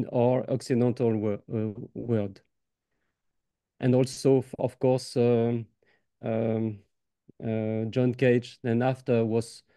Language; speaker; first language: English; non-native, fluent; French